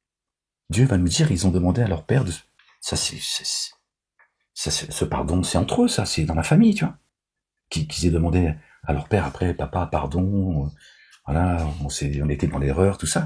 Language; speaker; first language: French; native; French